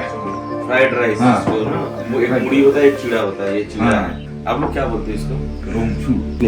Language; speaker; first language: Hindi; non-native, local second language; Bangla